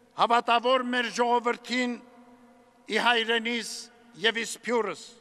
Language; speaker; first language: Armenian; native; Armenian